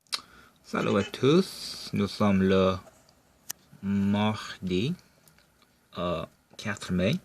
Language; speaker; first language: French; non-native, local second language; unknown